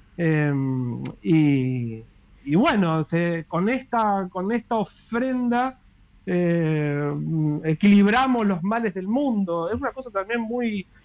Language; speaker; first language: Spanish; native; Spanish